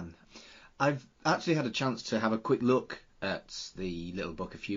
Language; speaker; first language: English; native; English